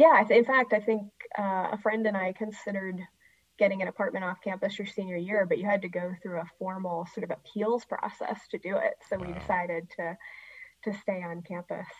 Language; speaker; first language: English; native; English